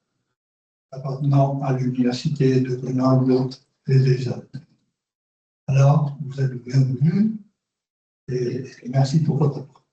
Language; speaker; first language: French; non-native, fluent; Spanish